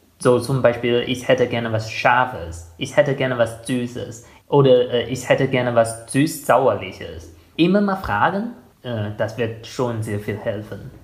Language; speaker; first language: German; non-native, fluent; Chinese